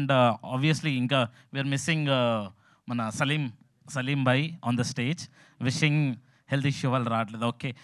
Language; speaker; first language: Telugu; native; Telugu